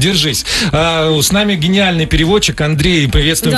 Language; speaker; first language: Russian; native; Russian